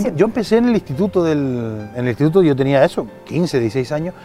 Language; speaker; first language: Spanish; native; Spanish